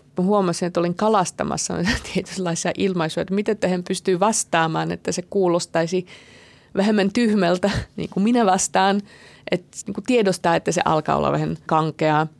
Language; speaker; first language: Finnish; non-native, fluent; Slovak